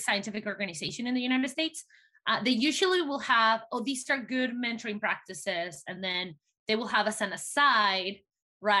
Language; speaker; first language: English; non-native, fluent; Spanish